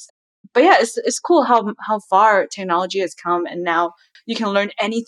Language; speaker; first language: English; non-native, local second language; Chinese